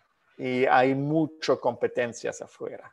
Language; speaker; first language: Spanish; non-native, fluent; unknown